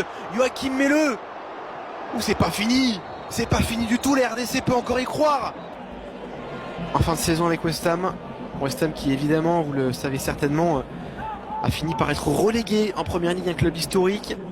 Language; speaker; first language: French; native; French